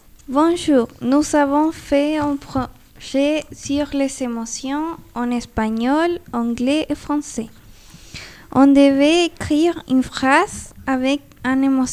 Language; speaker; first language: French; non-native, learner; Spanish